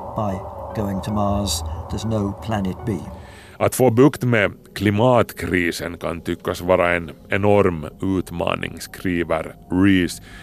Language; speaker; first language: Swedish; native; Swedish